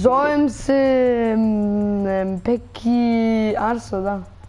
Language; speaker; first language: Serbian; early bilingual, heritage; Serbian